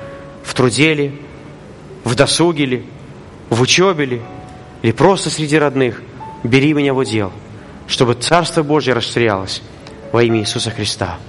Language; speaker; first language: Russian; native; Russian